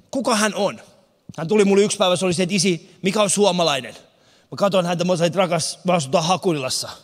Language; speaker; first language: Finnish; early bilingual, other home language; Persian